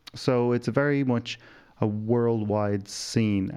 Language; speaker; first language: English; native; English